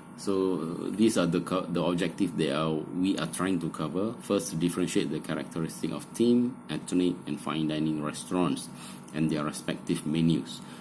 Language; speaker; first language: English; non-native, local second language; Malay